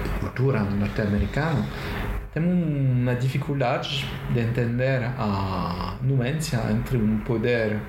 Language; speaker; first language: Portuguese; non-native, learner; French